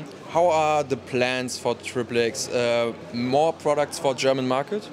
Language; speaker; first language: English; non-native, learner; German